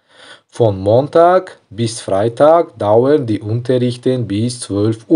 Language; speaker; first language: German; non-native, learner; Tajik